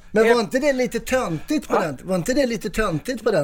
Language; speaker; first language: Swedish; native; Swedish